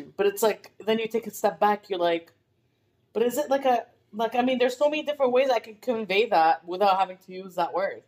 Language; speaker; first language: English; non-native, fluent; Arabic